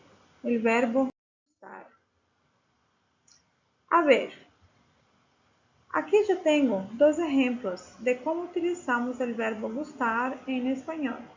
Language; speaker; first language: Spanish; non-native, fluent; Portuguese